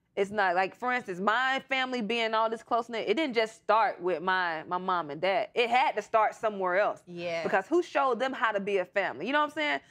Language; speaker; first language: English; native; English